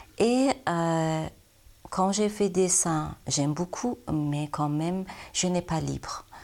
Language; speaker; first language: French; non-native, learner; Persian